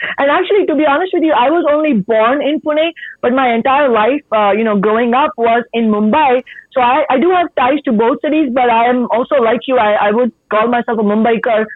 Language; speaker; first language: English; non-native, local second language; Marathi